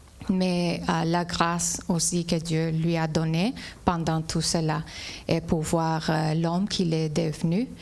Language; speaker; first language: French; non-native, fluent; English